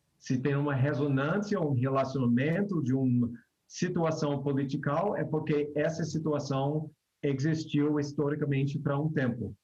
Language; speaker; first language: Portuguese; non-native, fluent; English